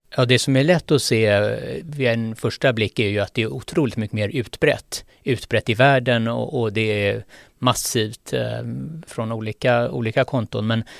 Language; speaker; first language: Swedish; native; Swedish